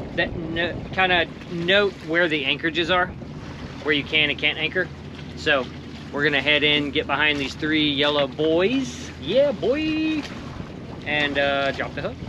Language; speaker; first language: English; native; English